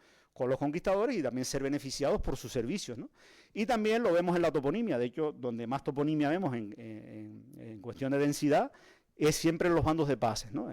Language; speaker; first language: Spanish; native; Spanish